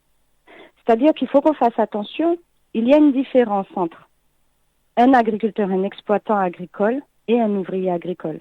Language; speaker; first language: French; native; French